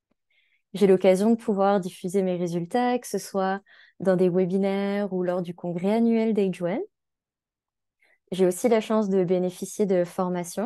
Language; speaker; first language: French; native; French